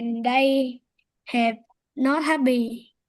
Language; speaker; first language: English; non-native, learner; Vietnamese